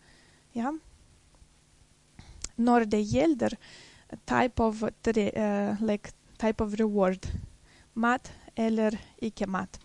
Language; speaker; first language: Norwegian; non-native, fluent; Russian